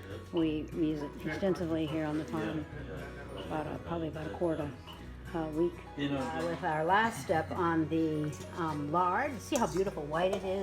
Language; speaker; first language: English; native; English